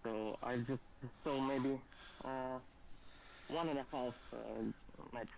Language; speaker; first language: English; non-native, learner; Russian